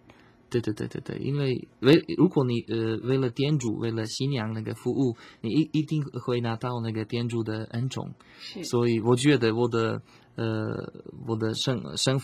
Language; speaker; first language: Chinese; non-native, fluent; Slovak